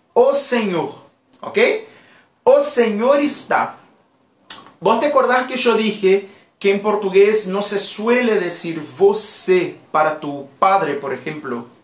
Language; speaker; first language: Spanish; non-native, fluent; Portuguese